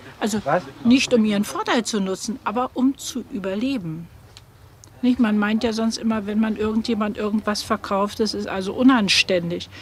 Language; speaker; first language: German; native; German